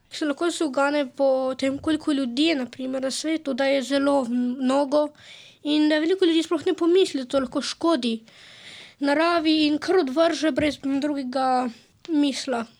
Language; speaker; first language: Slovenian; early bilingual, other home language; Ukrainian